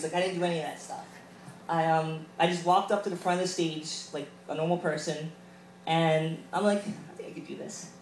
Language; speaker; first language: English; native; English